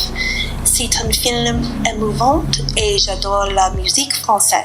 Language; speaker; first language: French; non-native, learner; English